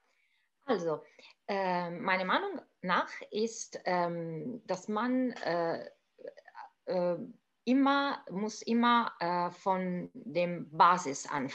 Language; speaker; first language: German; non-native, fluent; Italian